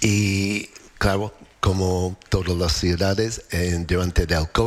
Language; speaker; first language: Spanish; non-native, fluent; English